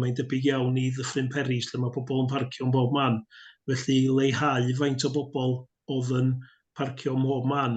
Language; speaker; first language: Welsh; native; Welsh